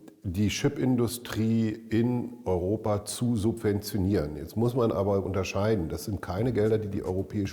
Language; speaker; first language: German; native; German